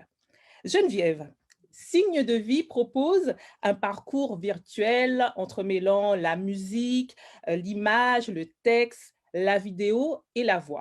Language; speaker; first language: French; native; French